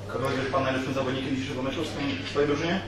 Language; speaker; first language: Polish; native; Polish